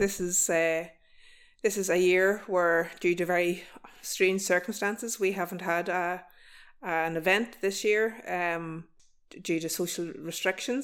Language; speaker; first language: English; native; English